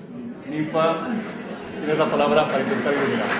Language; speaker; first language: Spanish; native; Spanish